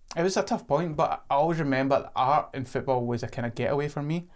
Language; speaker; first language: English; native; English